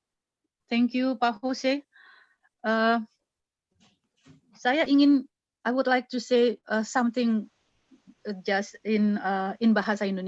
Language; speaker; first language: English; non-native, fluent; Indonesian